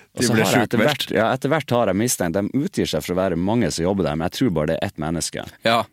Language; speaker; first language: Norwegian; native; Norwegian